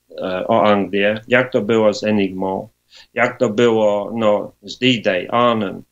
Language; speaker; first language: Polish; early bilingual, heritage; Polish